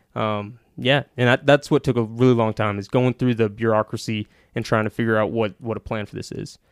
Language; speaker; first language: English; native; English